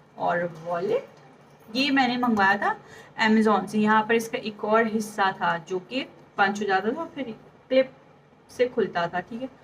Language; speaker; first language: Urdu; native; Urdu